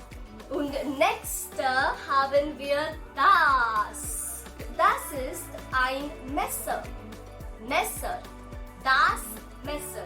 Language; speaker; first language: German; non-native, learner; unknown